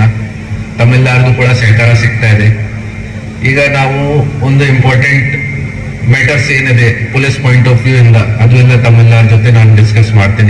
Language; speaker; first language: Kannada; non-native, local second language; Hindi